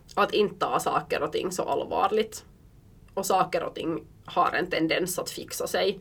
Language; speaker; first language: Swedish; early bilingual, heritage; Swedish